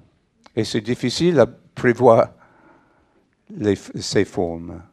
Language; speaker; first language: French; non-native, fluent; English